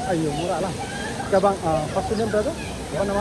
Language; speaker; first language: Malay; non-native, learner; Bangla